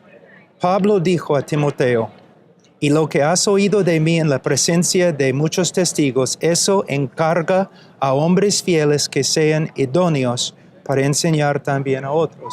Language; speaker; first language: Spanish; non-native, fluent; English